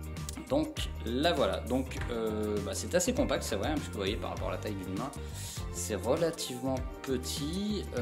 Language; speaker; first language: French; native; French